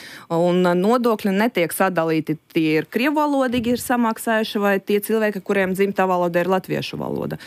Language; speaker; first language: Latvian; non-native, local second language; Russian